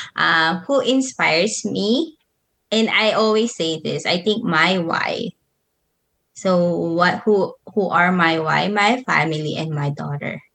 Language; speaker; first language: English; non-native, local second language; Filipino